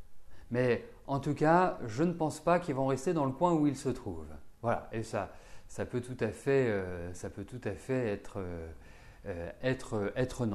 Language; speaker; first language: French; native; French